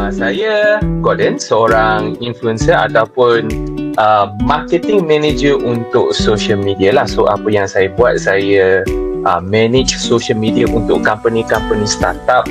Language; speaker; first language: Malay; non-native, local second language; Chinese